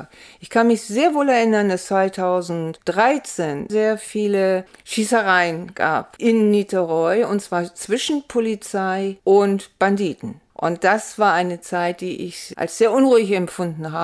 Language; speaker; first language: German; native; German